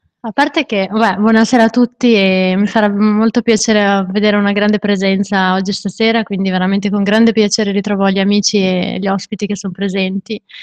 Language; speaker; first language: Italian; early bilingual, other home language; Arabic